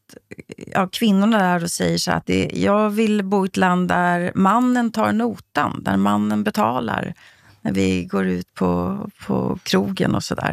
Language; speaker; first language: Swedish; native; Swedish